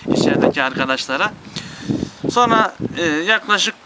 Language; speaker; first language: Turkish; native; Turkish